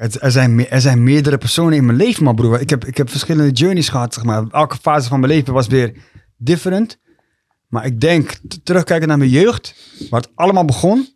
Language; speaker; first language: Dutch; early bilingual, other home language; Tigrinya